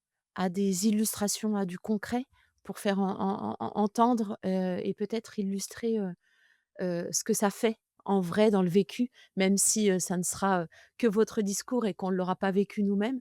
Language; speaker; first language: French; native; French